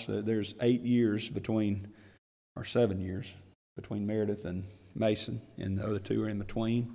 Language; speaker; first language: English; native; English